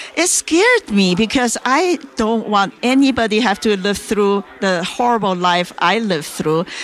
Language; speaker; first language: English; non-native, fluent; Chinese